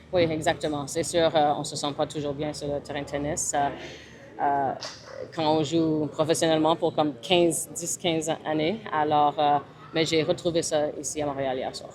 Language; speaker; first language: French; early bilingual, other home language; English